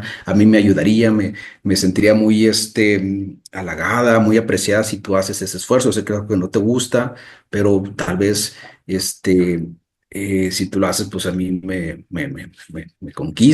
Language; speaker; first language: Spanish; native; Spanish